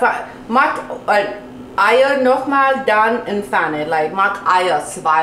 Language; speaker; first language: German; non-native, learner; English